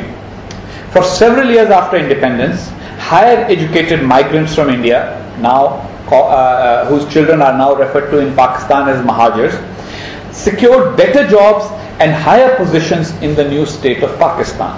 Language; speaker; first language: English; non-native, local second language; Urdu